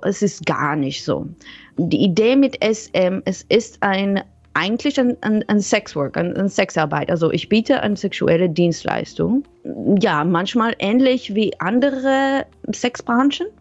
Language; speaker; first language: German; non-native, fluent; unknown